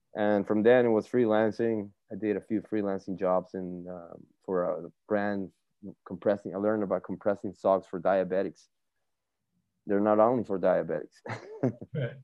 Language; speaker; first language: English; non-native, fluent; Spanish